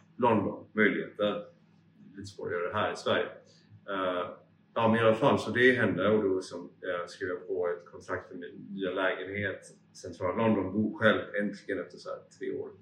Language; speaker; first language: Swedish; early bilingual, other home language; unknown